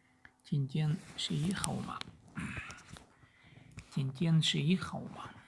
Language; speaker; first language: Chinese; non-native, learner; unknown